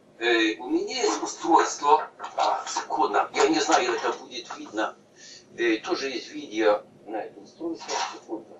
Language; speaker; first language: Russian; native; Russian